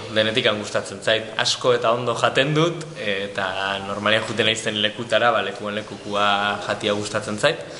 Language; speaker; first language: Basque; native; Basque